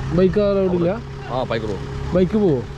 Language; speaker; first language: Malayalam; native; Malayalam